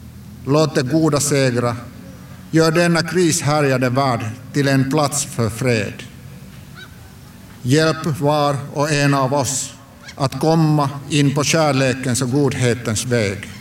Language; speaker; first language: Swedish; non-native, local second language; Finnish